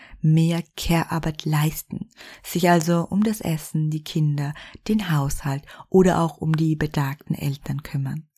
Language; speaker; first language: German; native; German